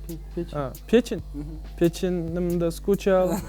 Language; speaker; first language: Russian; non-native, local second language; Kazakh